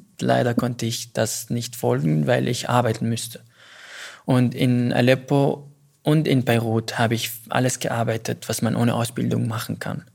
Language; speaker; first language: German; non-native, fluent; Arabic